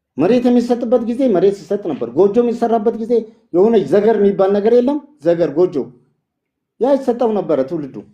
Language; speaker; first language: Amharic; non-native, local second language; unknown